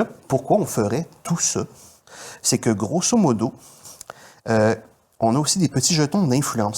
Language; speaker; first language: French; native; French